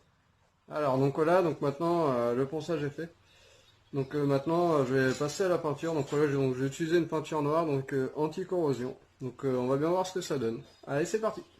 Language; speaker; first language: French; native; French